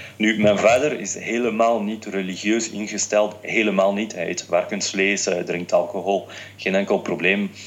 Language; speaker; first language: Dutch; non-native, fluent; French